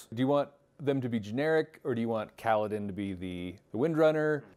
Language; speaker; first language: English; native; English